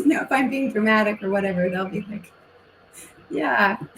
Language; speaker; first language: English; native; English